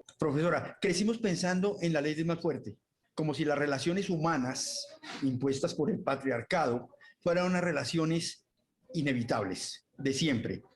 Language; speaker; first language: Spanish; native; Spanish